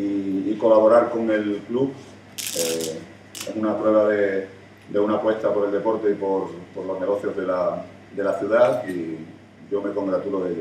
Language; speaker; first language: Spanish; native; Spanish